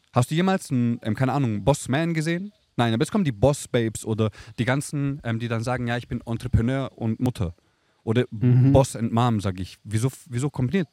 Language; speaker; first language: German; early bilingual, other home language; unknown